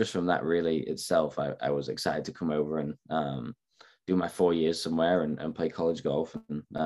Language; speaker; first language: English; native; English